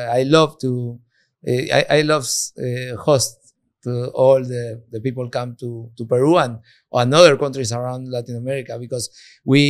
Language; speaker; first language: English; non-native, learner; Spanish